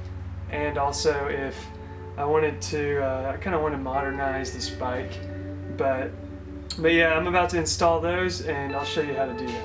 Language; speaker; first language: English; native; English